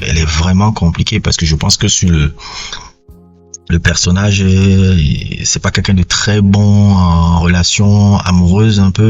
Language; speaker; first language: French; native; French